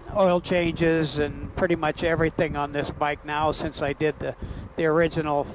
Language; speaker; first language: English; native; English